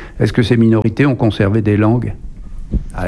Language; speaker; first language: French; native; French